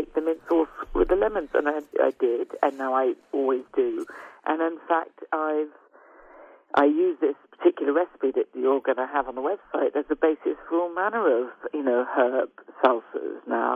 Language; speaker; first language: English; native; English